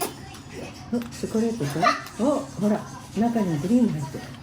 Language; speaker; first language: Japanese; native; Japanese